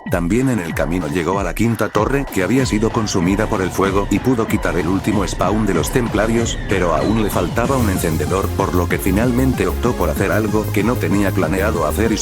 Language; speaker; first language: Spanish; native; Spanish